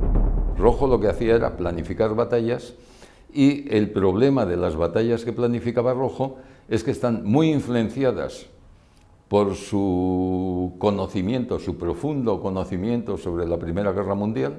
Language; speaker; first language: Spanish; native; Spanish